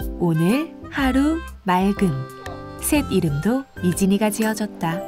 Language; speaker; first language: Korean; native; Korean